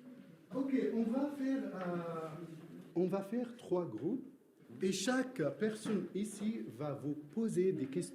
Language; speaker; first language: French; non-native, fluent; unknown